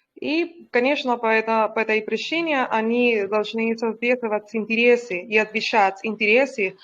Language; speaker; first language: Russian; non-native, learner; Spanish